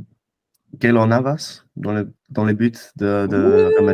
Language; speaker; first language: French; non-native, fluent; English